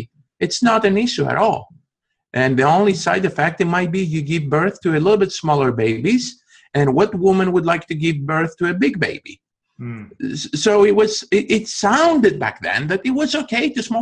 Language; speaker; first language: English; non-native, fluent; Greek